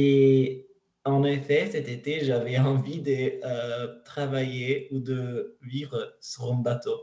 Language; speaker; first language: French; non-native, learner; Italian